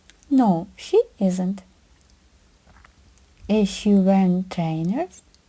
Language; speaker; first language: English; non-native, fluent; Ukrainian